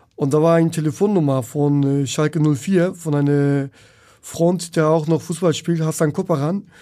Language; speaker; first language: German; non-native, fluent; Turkish